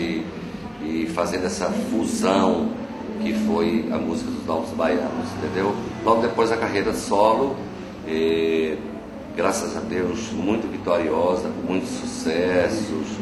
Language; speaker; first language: Portuguese; native; Portuguese